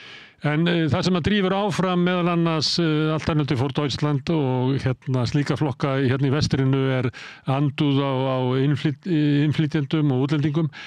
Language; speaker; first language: Icelandic; native; Icelandic